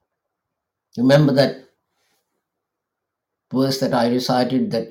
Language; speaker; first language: English; non-native, local second language; Urdu